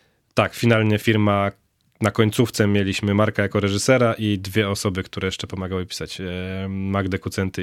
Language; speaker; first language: Polish; native; Polish